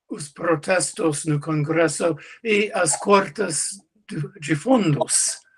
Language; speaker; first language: Portuguese; non-native, learner; English